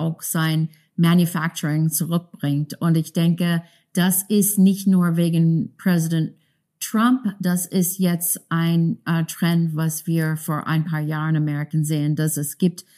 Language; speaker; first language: German; non-native, fluent; English